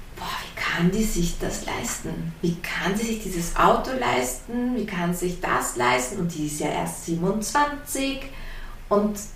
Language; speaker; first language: German; early bilingual, heritage; German